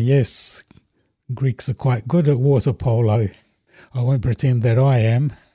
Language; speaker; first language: English; early bilingual, other home language; Greek